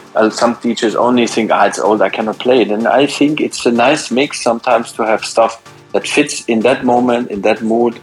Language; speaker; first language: English; non-native, fluent; German